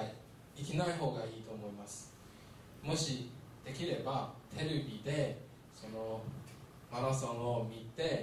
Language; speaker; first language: Japanese; non-native, learner; Chinese